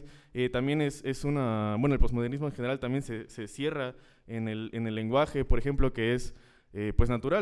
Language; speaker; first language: Spanish; native; Spanish